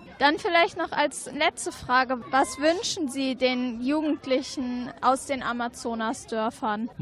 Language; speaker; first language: German; native; German